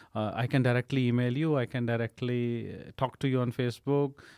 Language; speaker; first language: English; non-native, local second language; Punjabi